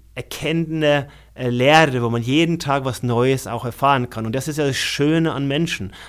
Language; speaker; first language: German; non-native, fluent; Norwegian